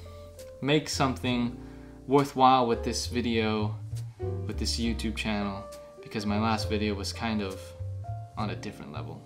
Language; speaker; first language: English; native; English